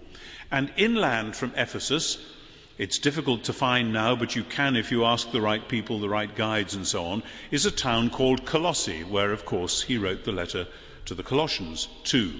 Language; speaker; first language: English; native; English